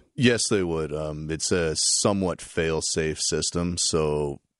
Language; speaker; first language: English; native; English